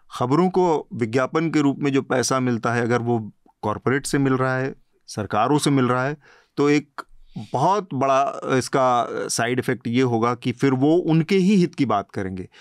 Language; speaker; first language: Hindi; native; Hindi